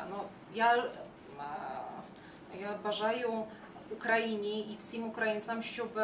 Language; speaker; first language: Ukrainian; non-native, fluent; Polish